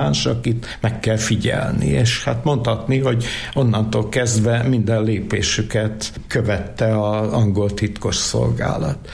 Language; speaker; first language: Hungarian; native; Hungarian